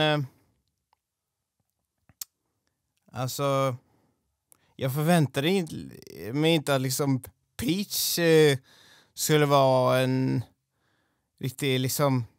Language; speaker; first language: Swedish; native; Swedish